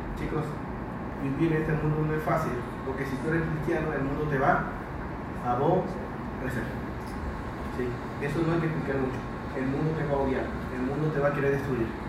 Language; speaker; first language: Spanish; early bilingual, other home language; Chinese